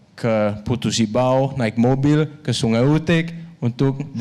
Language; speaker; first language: Indonesian; non-native, learner; Danish